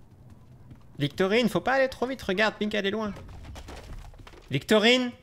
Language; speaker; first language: French; native; French